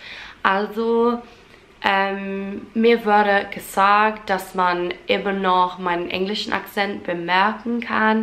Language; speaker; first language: German; non-native, fluent; English